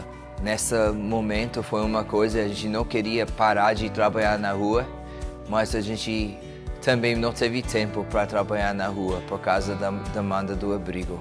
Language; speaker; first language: Portuguese; non-native, fluent; English